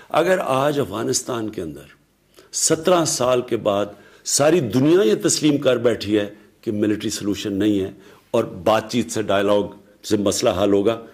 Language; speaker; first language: Urdu; native; Urdu